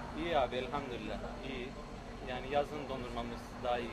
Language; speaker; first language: Turkish; early bilingual, heritage; Turkish